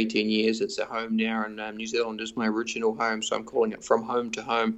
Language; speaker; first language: English; native; English